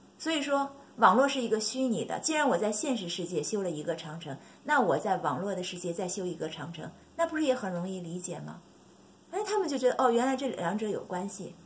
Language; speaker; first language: Chinese; native; Chinese